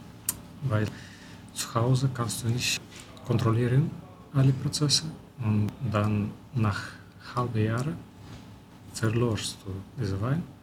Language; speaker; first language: German; non-native, local second language; Romanian